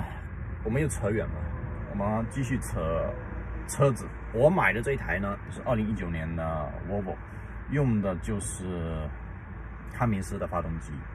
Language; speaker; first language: Chinese; native; Chinese